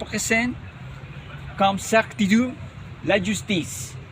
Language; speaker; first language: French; non-native, learner; Spanish